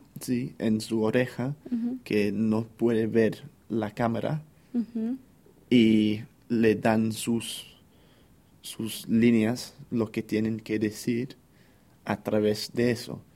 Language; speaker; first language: Spanish; non-native, fluent; English